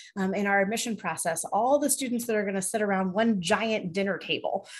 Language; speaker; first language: English; native; English